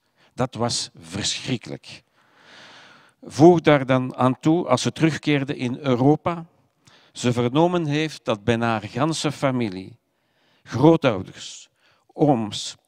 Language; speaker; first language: Dutch; non-native, local second language; French